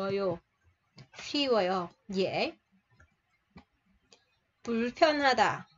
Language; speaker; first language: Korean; non-native, fluent; Vietnamese